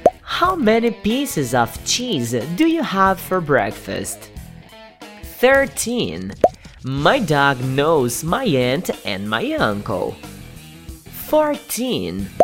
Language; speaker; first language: English; non-native, fluent; Portuguese